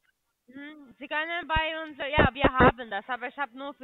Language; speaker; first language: German; non-native, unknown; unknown